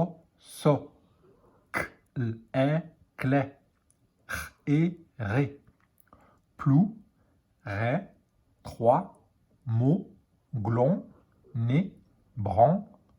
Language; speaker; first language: French; native; French